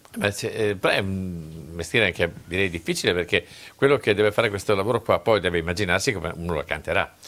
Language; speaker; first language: Italian; native; Italian